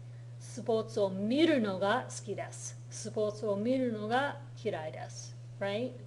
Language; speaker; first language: Japanese; non-native, fluent; English